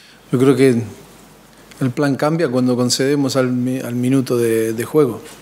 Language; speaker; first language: Spanish; native; Spanish